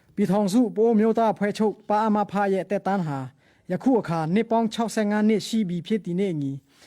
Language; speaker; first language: Burmese; non-native, local second language; Pa'o Karen